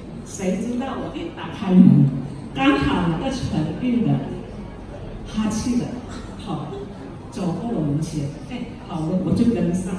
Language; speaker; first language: Chinese; early bilingual, heritage; Chinese